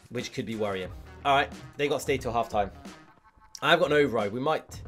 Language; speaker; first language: English; native; English